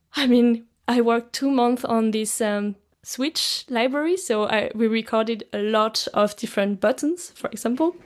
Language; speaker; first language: English; non-native, fluent; French